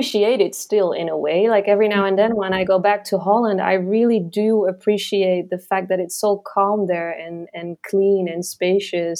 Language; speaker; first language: English; non-native, fluent; Dutch